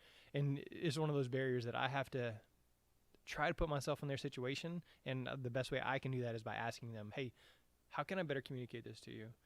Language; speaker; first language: English; native; English